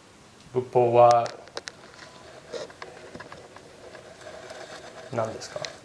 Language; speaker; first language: Japanese; non-native, fluent; English